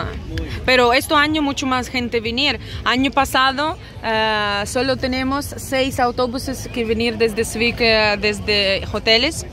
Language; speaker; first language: Spanish; non-native, learner; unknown